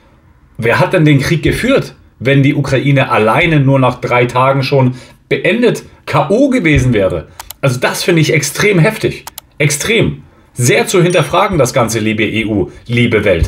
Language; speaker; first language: German; native; German